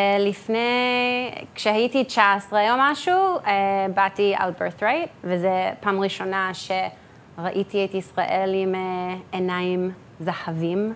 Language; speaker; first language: Hebrew; early bilingual, heritage; English